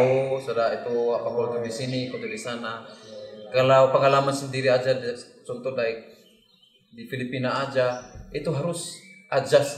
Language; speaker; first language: Indonesian; non-native, learner; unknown